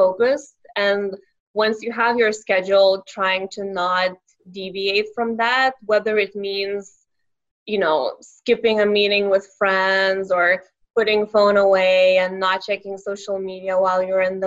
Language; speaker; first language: English; non-native, fluent; Lithuanian